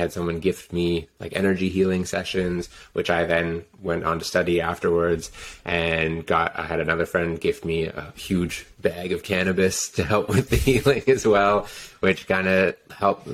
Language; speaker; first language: English; native; English